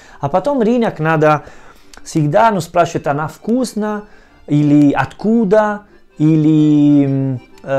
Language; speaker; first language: Russian; non-native, learner; Italian